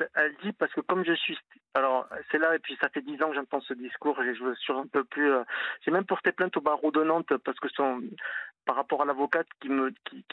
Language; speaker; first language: French; native; French